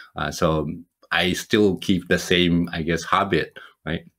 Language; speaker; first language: English; non-native, fluent; Japanese